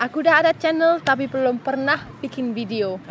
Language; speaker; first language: Indonesian; early bilingual, heritage; German